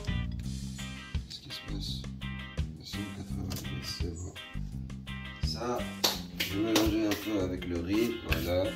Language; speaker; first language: French; non-native, local second language; Arabic